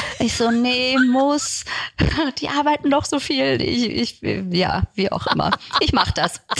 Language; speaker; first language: German; early bilingual, other home language; Turkish